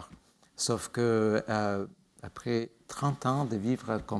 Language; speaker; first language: French; non-native, fluent; Spanish